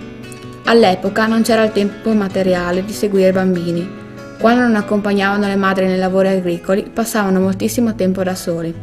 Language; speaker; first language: Italian; native; Italian